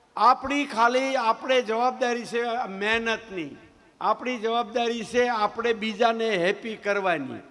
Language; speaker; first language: Gujarati; native; Gujarati